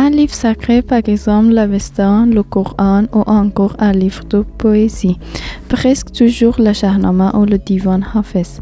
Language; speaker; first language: French; non-native, learner; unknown